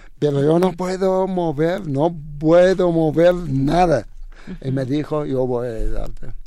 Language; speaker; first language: Spanish; non-native, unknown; Arabic